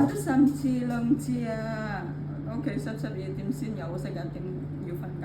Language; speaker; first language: Cantonese; non-native, learner; Indonesian